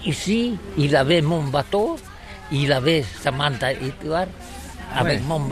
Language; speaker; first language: French; non-native, learner; Catalan